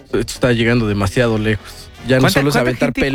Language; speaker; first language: Spanish; native; Spanish